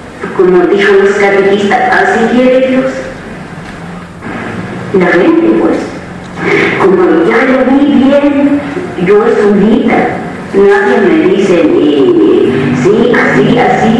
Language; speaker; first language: Spanish; non-native, local second language; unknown